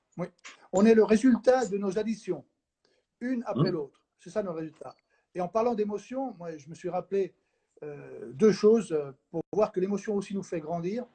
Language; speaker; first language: French; non-native, fluent; Spanish